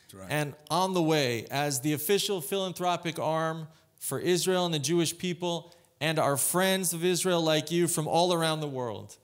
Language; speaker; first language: English; native; English